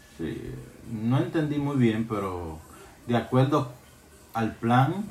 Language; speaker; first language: Spanish; native; Spanish